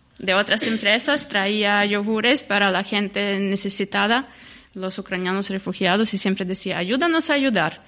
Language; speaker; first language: Spanish; non-native, fluent; Ukrainian